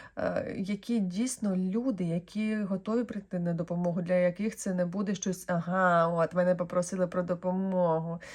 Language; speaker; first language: Ukrainian; non-native, local second language; Russian